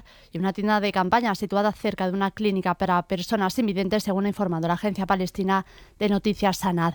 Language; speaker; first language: Spanish; native; Spanish